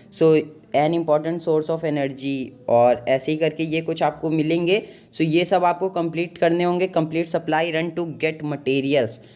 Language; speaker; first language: Hindi; native; Hindi